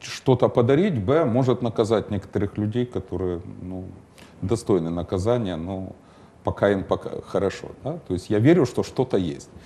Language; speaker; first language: Russian; non-native, local second language; Ukrainian